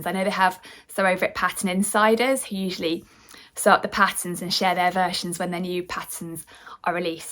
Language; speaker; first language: English; native; English